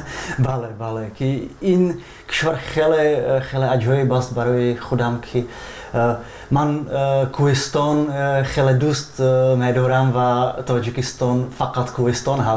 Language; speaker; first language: Persian; non-native, fluent; Czech